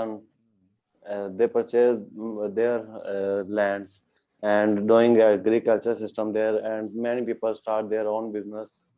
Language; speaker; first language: English; non-native, learner; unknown